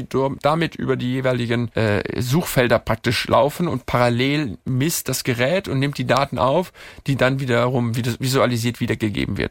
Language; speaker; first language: German; native; German